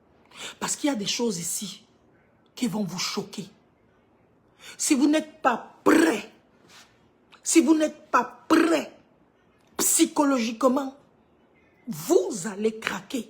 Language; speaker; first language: French; native; French